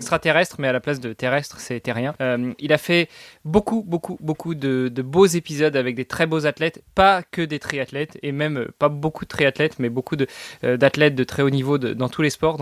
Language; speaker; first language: French; native; French